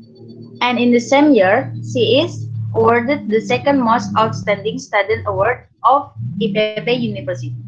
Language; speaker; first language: English; non-native, learner; Indonesian